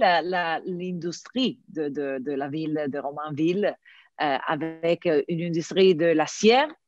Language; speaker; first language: French; non-native, fluent; Italian